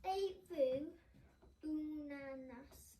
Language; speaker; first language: French; non-native, learner; English